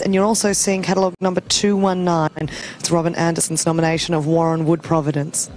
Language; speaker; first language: English; native; English